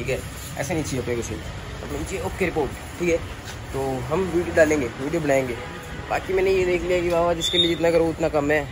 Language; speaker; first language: Hindi; native; Hindi